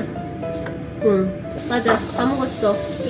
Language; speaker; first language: Korean; non-native, learner; Filipino